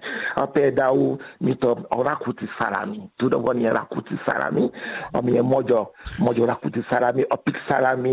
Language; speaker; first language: Hungarian; non-native, fluent; Yoruba